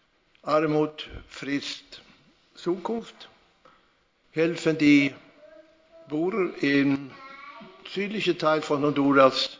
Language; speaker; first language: German; non-native, fluent; Swedish